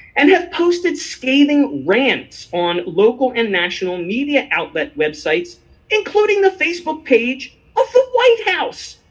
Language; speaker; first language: English; native; English